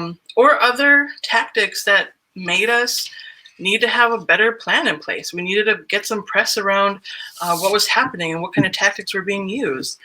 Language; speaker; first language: English; native; English